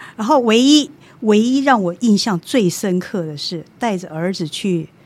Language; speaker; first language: Chinese; native; Chinese